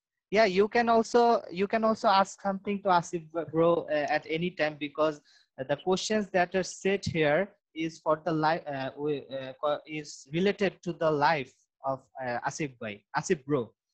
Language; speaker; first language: English; non-native, local second language; Bangla